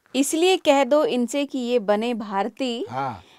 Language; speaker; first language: Hindi; native; Hindi